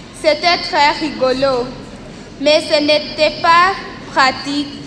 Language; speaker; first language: French; non-native, learner; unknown